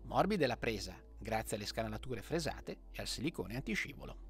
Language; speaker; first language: Italian; native; Italian